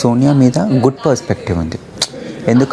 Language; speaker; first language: Telugu; native; Telugu